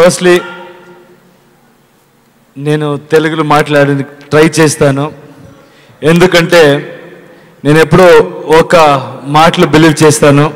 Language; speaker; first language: Telugu; non-native, learner; Kannada